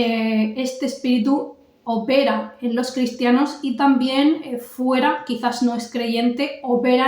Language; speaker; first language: Spanish; native; Spanish